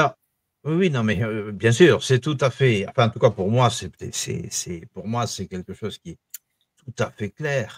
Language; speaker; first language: French; native; French